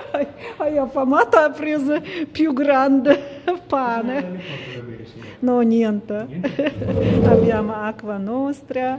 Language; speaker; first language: Italian; non-native, learner; Russian